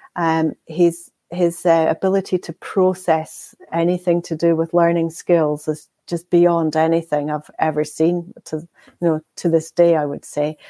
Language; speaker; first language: English; native; English